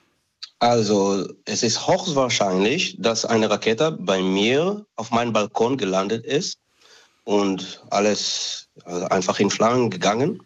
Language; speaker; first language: German; non-native, fluent; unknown